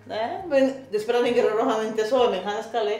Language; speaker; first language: Swedish; non-native, learner; Spanish